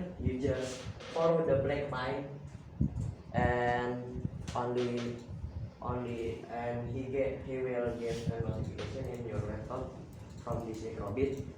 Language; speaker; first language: English; non-native, learner; Indonesian